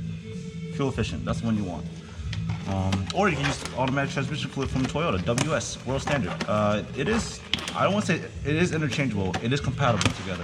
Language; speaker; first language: English; native; English